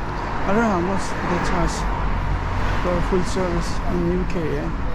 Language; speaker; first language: English; non-native, learner; Nepali